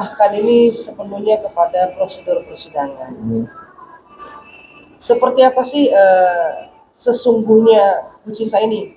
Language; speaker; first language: Indonesian; native; Indonesian